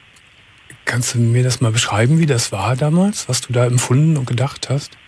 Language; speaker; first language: German; native; German